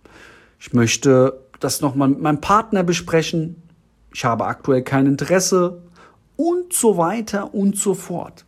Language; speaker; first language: German; native; German